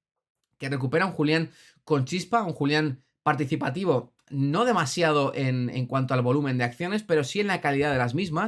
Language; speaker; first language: Spanish; native; Spanish